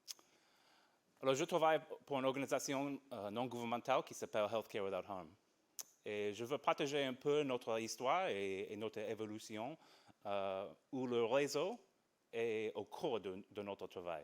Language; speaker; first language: French; non-native, fluent; English